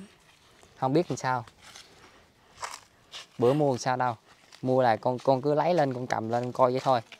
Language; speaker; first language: Vietnamese; native; Vietnamese